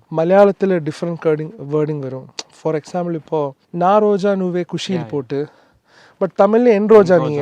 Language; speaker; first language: Tamil; non-native, learner; Malayalam